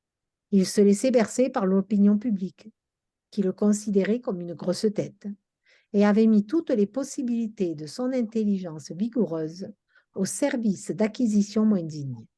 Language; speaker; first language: French; native; French